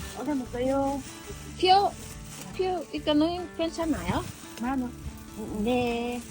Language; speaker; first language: Korean; non-native, learner; Thai